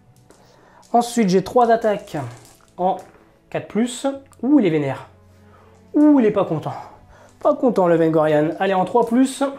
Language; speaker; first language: French; native; French